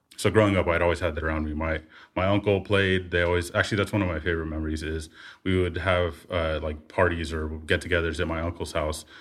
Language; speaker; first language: English; native; English